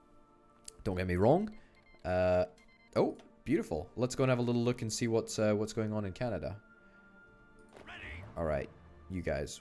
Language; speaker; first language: English; native; English